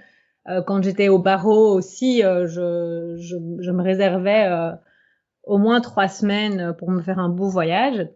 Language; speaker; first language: French; native; French